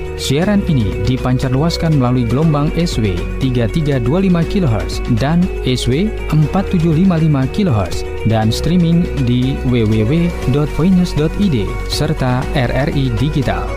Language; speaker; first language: Indonesian; native; Indonesian